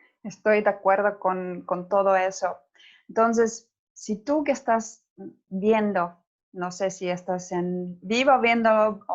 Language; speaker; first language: Spanish; non-native, fluent; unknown